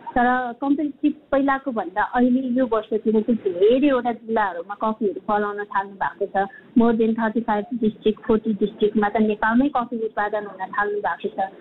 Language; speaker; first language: Nepali; non-native, local second language; Sherpa